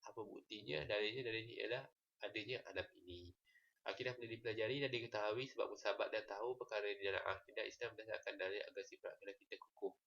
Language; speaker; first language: Malay; native; Malay